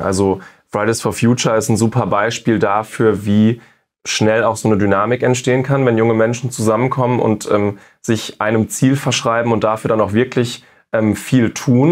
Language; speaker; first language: German; native; German